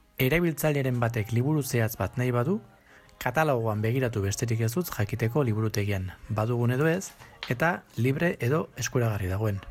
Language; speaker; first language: Basque; non-native, local second language; Spanish